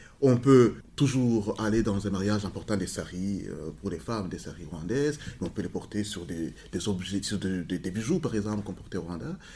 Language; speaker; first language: French; non-native, local second language; Kinyarwanda